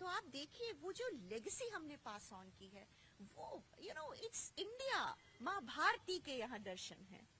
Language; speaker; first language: Hindi; native; Hindi